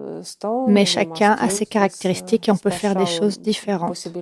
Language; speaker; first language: French; non-native, fluent; Ukrainian